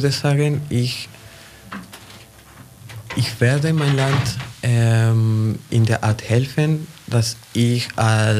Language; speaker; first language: German; non-native, fluent; Spanish